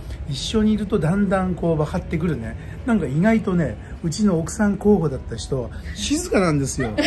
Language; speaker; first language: Japanese; native; Japanese